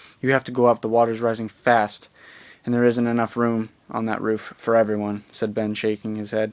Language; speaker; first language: English; native; English